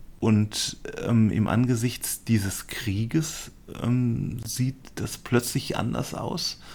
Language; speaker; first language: German; native; German